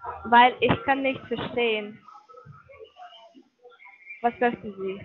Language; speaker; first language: German; non-native, learner; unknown